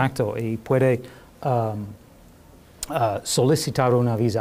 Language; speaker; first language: Spanish; non-native, learner; English